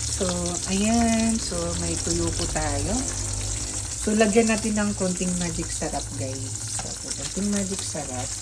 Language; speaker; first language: Filipino; non-native, local second language; Cebuano